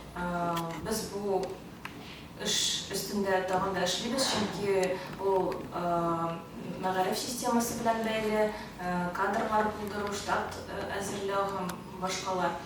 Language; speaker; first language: Tatar; early bilingual, heritage; Tatar